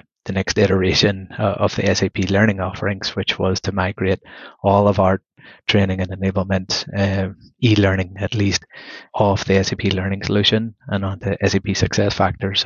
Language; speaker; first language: English; native; English